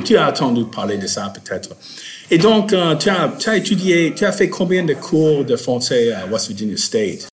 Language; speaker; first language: French; non-native, fluent; English